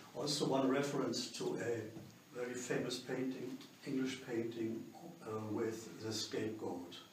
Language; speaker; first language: English; non-native, fluent; German